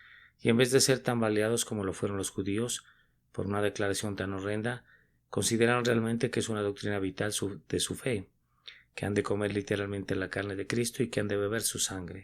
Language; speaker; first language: Spanish; native; Spanish